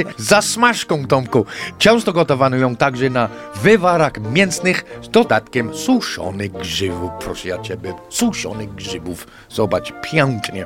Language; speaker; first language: Polish; non-native, fluent; English